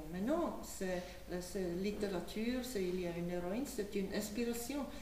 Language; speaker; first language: French; non-native, fluent; Slovak